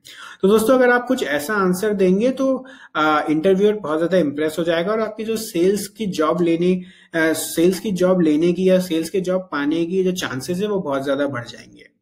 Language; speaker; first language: Hindi; native; Hindi